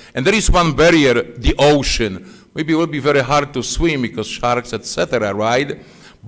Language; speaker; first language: English; non-native, fluent; Polish